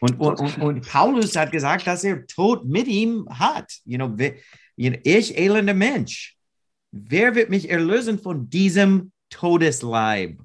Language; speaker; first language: German; non-native, learner; English